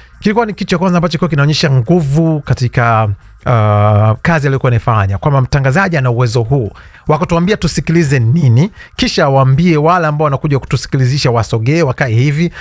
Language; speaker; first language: Swahili; native; Swahili